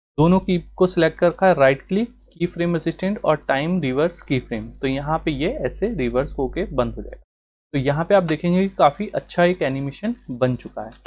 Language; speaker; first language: Hindi; native; Hindi